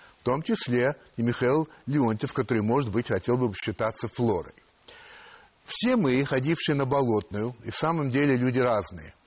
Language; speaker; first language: Russian; non-native, fluent; French